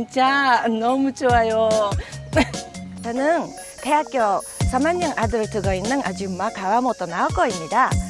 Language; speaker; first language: Korean; non-native, fluent; Japanese